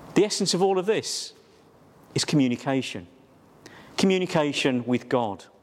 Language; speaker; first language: English; native; English